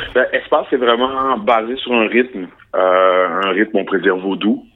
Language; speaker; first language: French; native; French